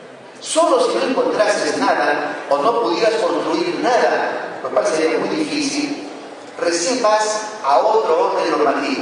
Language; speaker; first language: Spanish; native; Spanish